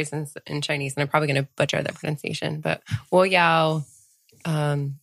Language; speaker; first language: English; early bilingual, other home language; French